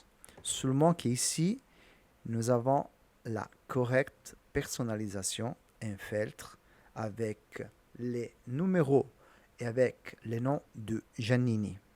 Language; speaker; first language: French; non-native, learner; Italian